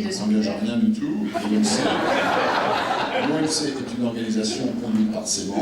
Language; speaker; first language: French; native; French